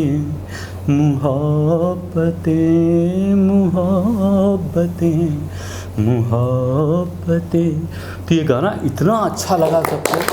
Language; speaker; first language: Hindi; native; Hindi